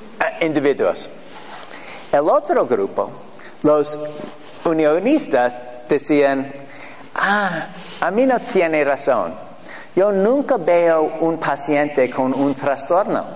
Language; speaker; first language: Spanish; non-native, fluent; English